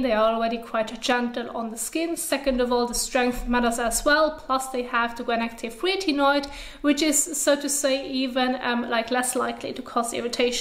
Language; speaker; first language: English; non-native, fluent; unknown